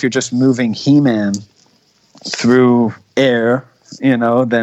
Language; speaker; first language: English; non-native, fluent; Hebrew